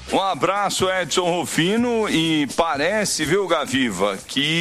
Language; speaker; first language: Portuguese; native; Portuguese